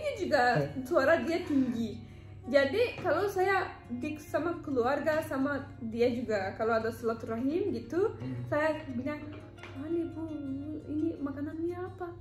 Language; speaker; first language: Indonesian; non-native, learner; Turkish